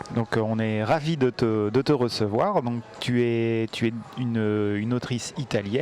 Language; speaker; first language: French; native; French